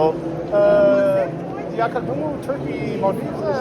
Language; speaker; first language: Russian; non-native, learner; English